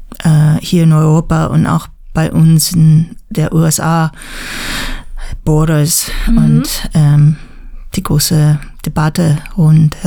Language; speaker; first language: German; non-native, learner; English